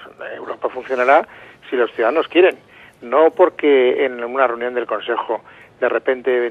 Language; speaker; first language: Spanish; native; Spanish